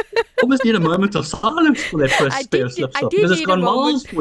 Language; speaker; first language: English; native; English